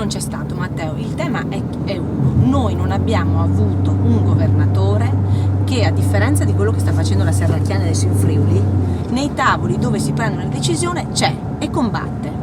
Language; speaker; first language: Italian; native; Italian